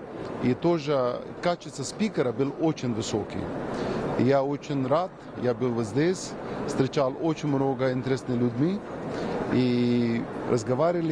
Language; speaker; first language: Russian; non-native, learner; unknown